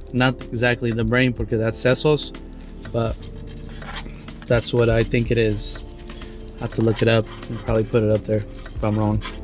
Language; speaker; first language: English; early bilingual, other home language; Spanish